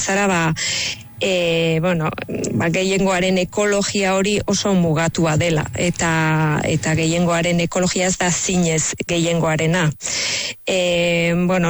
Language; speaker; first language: Basque; native; Basque